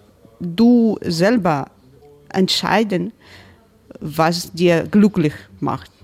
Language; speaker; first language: German; non-native, learner; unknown